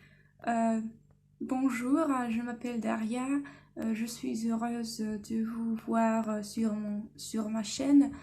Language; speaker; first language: French; non-native, learner; Russian